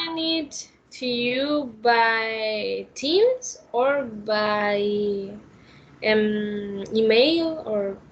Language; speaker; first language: English; non-native, learner; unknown